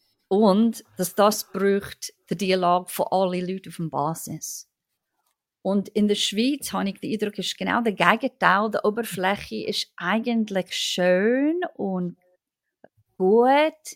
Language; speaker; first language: German; non-native, fluent; English